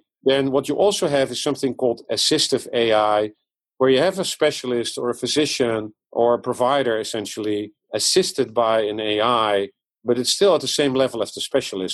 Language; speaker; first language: English; non-native, fluent; Dutch